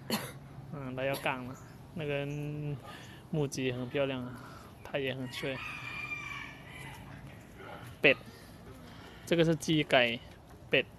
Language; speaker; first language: Chinese; non-native, learner; Thai